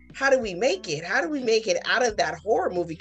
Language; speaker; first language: English; native; English